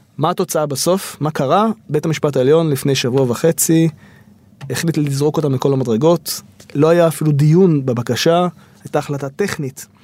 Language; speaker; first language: Hebrew; native; Hebrew